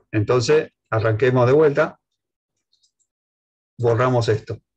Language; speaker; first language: Spanish; native; Spanish